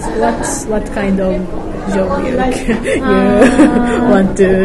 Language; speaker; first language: English; non-native, learner; Japanese